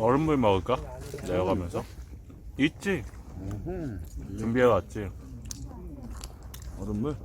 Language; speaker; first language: Korean; native; Korean